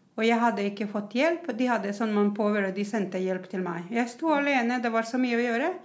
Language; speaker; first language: Norwegian; non-native, fluent; Croatian